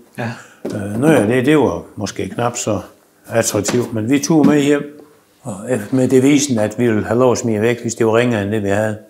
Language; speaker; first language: Danish; native; Danish